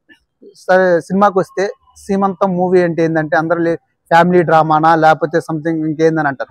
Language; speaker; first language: Telugu; native; Telugu